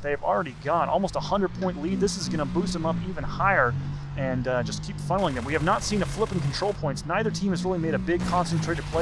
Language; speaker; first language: English; native; English